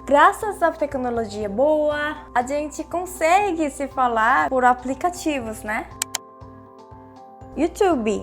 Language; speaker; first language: Portuguese; non-native, fluent; Korean